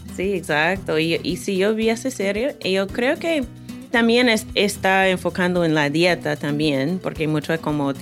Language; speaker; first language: Spanish; non-native, fluent; English